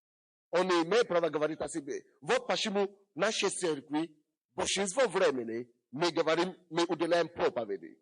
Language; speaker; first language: Russian; non-native, fluent; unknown